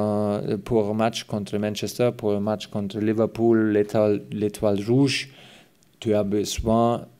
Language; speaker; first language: French; non-native, fluent; German